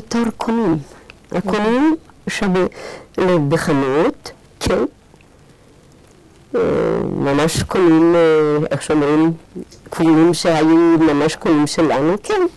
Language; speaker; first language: Hebrew; non-native, fluent; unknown